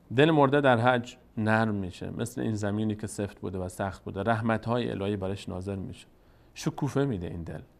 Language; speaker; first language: Persian; native; Persian